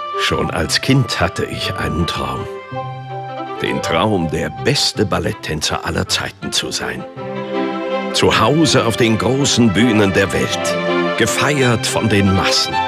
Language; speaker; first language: German; native; German